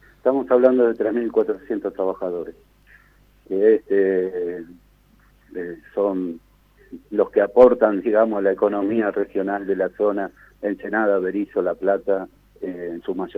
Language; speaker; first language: Spanish; native; Spanish